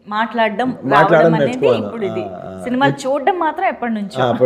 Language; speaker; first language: Telugu; native; Telugu